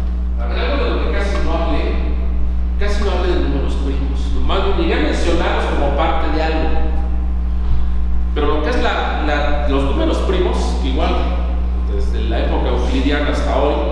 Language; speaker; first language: Spanish; native; Spanish